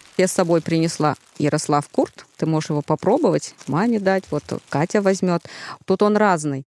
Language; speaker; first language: Russian; non-native, local second language; Kazakh